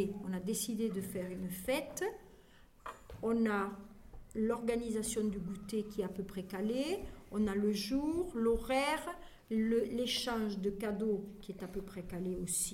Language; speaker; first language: French; native; French